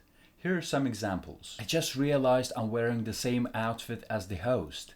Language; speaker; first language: English; non-native, fluent; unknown